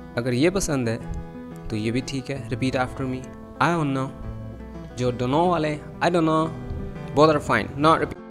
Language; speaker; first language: Urdu; native; Urdu